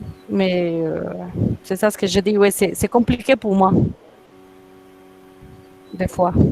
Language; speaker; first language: French; non-native, fluent; Spanish